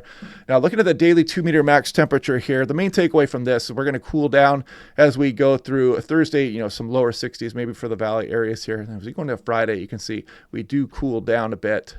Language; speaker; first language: English; native; English